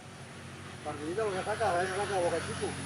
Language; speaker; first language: Spanish; native; Spanish